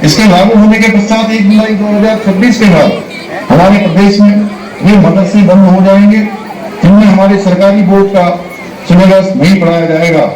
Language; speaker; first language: Hindi; native; Hindi